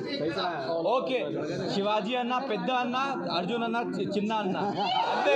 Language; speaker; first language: Telugu; non-native, learner; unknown